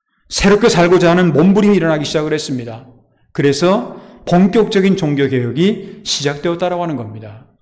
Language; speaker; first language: Korean; native; Korean